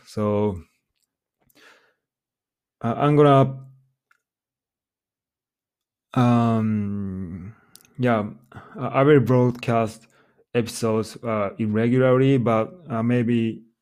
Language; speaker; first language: English; non-native, fluent; Japanese